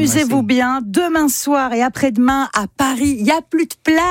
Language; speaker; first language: French; native; French